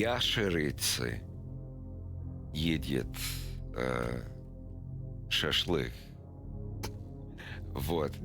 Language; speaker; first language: Russian; non-native, learner; English